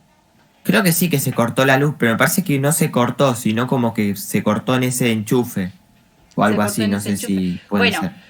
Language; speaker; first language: Spanish; native; Spanish